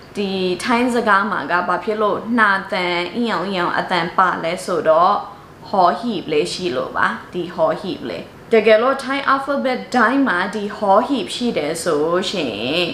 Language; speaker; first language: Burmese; early bilingual, heritage; Burmese